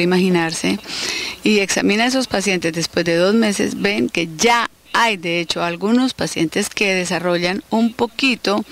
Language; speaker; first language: Spanish; native; Spanish